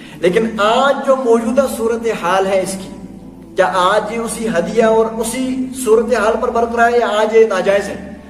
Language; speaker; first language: Urdu; non-native, local second language; Kashmiri